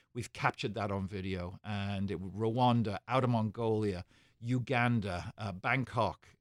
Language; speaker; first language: English; native; English